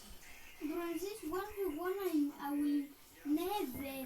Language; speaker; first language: English; non-native, learner; Greek